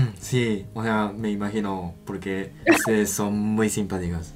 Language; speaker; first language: Spanish; non-native, learner; Japanese